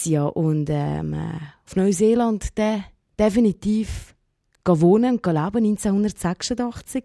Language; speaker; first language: German; native; German